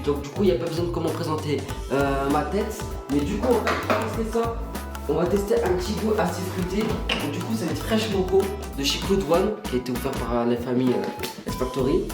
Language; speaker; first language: French; native; French